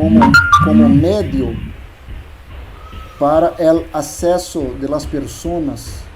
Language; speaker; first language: Spanish; non-native, learner; Portuguese